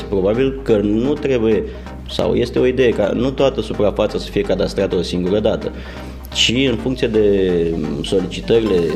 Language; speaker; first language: Romanian; native; Romanian